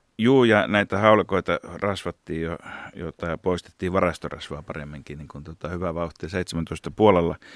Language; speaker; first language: Finnish; native; Finnish